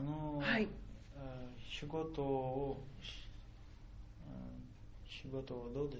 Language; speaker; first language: Japanese; non-native, learner; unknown